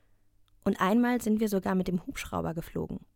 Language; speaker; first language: German; non-native, learner; Russian